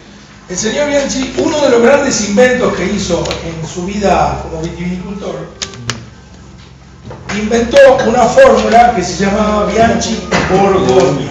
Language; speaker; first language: Spanish; native; Spanish